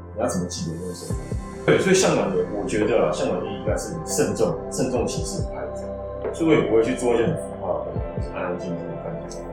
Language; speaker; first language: Chinese; native; Chinese